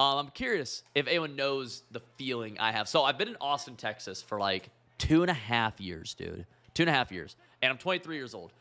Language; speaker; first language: English; native; English